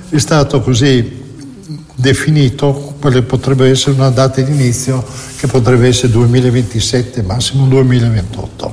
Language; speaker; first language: Italian; native; Italian